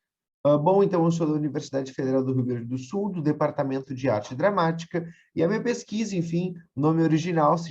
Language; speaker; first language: Portuguese; native; Portuguese